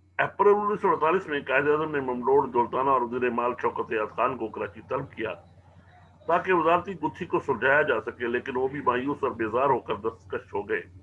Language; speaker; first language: Urdu; native; Urdu